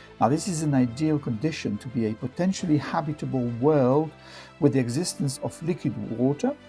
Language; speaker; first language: English; non-native, fluent; French